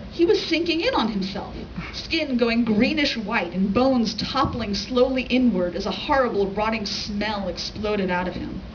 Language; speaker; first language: English; native; English